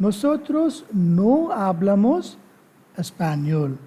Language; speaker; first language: Spanish; non-native, learner; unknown